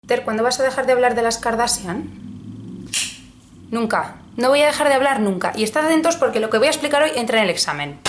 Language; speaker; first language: Spanish; native; Spanish